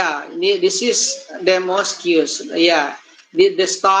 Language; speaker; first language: English; non-native, learner; Indonesian